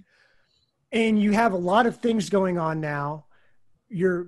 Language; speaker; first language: English; native; English